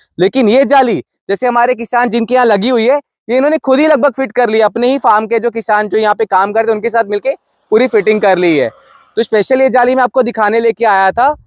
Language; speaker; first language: Hindi; native; Hindi